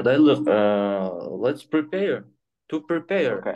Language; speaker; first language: English; non-native, fluent; Kyrgyz